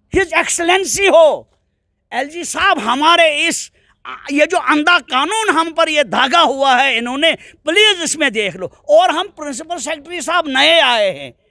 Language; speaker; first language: Hindi; native; Hindi